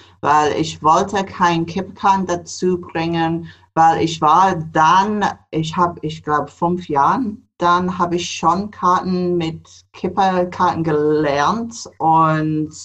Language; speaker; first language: German; non-native, fluent; English